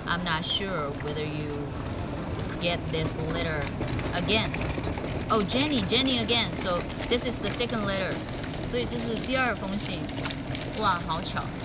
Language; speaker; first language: English; non-native, fluent; Chinese